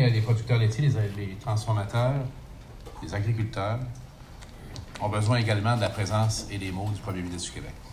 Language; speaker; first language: French; native; French